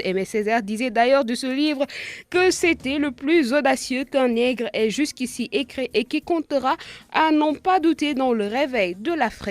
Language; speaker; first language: French; non-native, local second language; Wolof